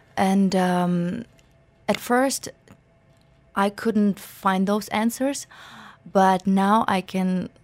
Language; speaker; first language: English; non-native, fluent; Ukrainian